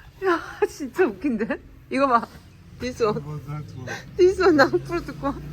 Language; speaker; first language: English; non-native, learner; Korean